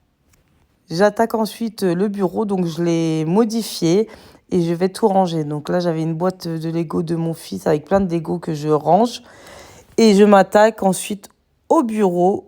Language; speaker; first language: French; native; French